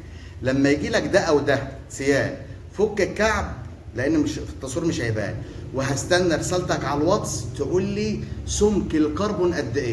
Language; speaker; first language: Arabic; native; Arabic